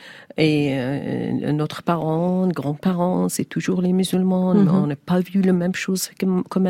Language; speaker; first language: French; non-native, learner; Persian